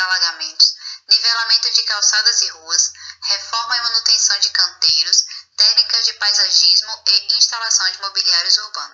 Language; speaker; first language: Portuguese; native; Portuguese